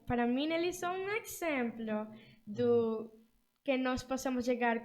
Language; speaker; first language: Portuguese; early bilingual, other home language; Spanish